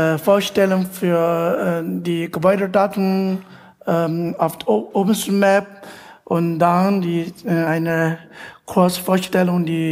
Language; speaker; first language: German; non-native, fluent; Chinese